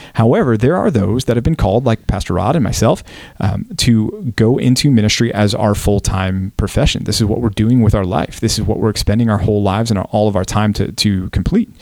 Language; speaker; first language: English; native; English